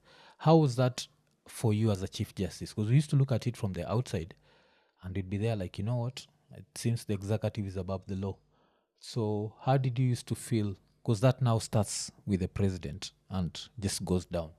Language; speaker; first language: English; non-native, local second language; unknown